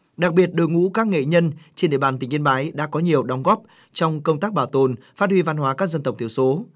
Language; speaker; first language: Vietnamese; native; Vietnamese